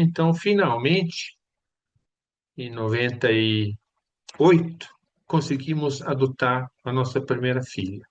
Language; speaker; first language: Portuguese; non-native, fluent; Swedish